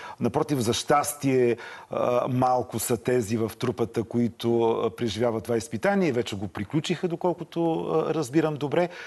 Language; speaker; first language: Bulgarian; native; Bulgarian